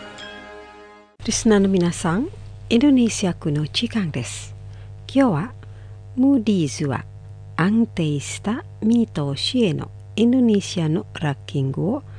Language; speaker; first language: Japanese; non-native, fluent; Indonesian